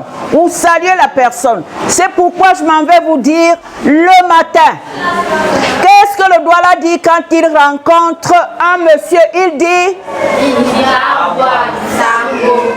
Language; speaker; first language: French; non-native, local second language; Duala